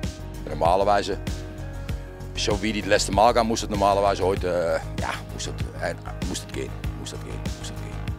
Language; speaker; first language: German; non-native, learner; Dutch